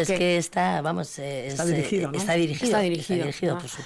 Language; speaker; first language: Spanish; native; Spanish